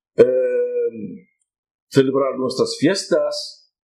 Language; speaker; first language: Spanish; non-native, fluent; Arabic